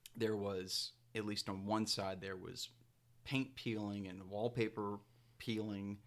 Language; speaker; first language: English; native; English